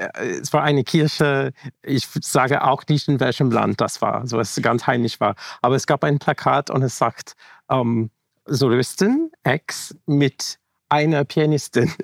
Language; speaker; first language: German; non-native, fluent; English